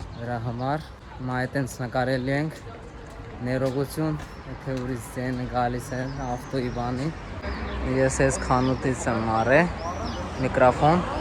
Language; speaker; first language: Armenian; non-native, learner; Hindi